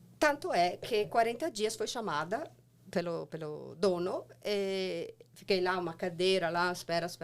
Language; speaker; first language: Portuguese; non-native, fluent; Italian